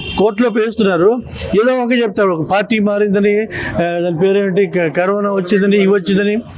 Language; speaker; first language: Telugu; native; Telugu